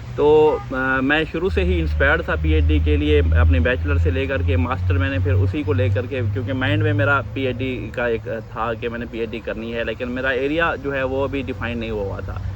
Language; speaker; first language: Urdu; non-native, local second language; Saraiki